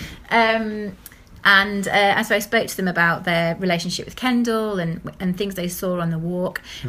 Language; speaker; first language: English; native; English